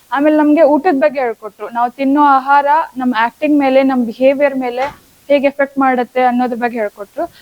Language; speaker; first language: Kannada; native; Kannada